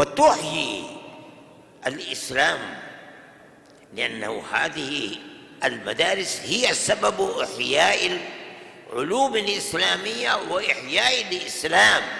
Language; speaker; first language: Arabic; non-native, fluent; Urdu